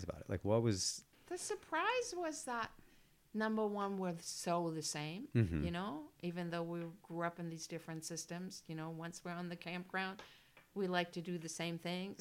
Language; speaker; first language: English; non-native, fluent; German